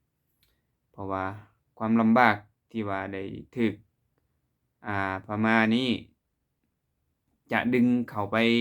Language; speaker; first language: Thai; non-native, local second language; Lao